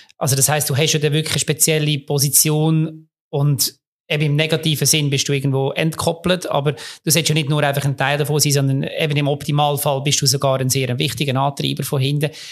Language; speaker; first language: German; native; German